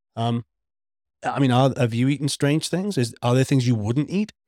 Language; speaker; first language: English; native; English